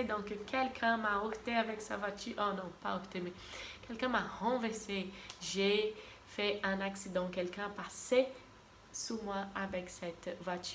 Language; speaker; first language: French; non-native, fluent; Portuguese